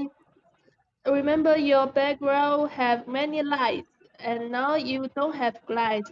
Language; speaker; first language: English; non-native, learner; Chinese